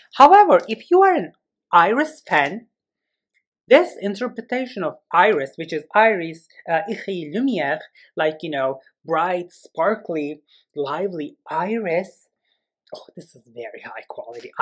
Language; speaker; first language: English; non-native, fluent; Turkish